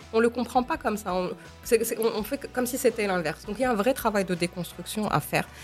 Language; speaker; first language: French; non-native, local second language; Arabic